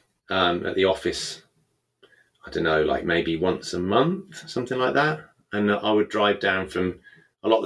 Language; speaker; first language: English; native; English